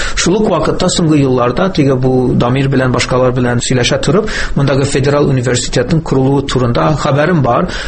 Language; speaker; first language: Tatar; early bilingual, heritage; Tatar